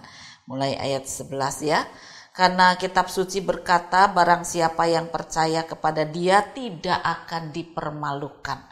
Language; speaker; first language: Indonesian; native; Indonesian